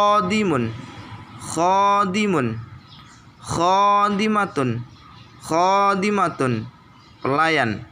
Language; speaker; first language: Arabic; non-native, fluent; Indonesian